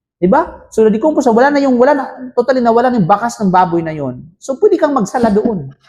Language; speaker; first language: Filipino; non-native, local second language; Cebuano